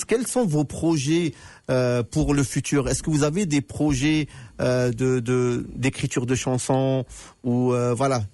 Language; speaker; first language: French; native; French